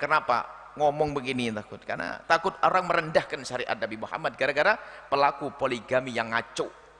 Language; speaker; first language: Indonesian; native; Indonesian